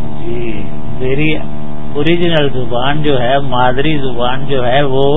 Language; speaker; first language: Urdu; non-native, local second language; Dogri